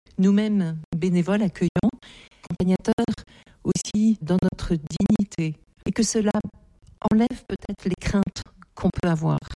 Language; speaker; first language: French; native; French